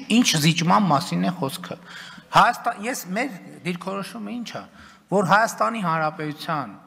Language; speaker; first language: Armenian; native; Armenian